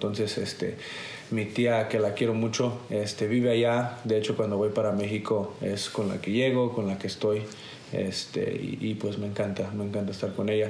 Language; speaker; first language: Spanish; early bilingual, heritage; Spanish